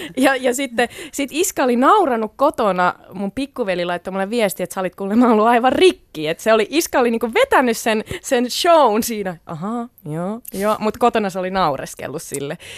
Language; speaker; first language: Finnish; early bilingual, other home language; Sinhala